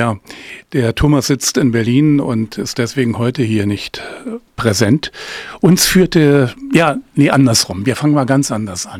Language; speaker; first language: German; native; German